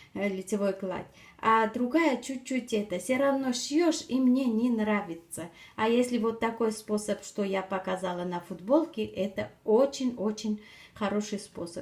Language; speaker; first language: Russian; non-native, fluent; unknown